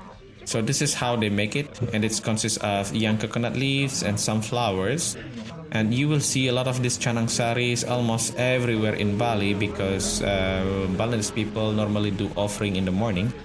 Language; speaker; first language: English; non-native, fluent; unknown